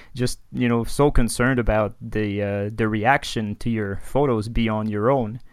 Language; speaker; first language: English; non-native, fluent; French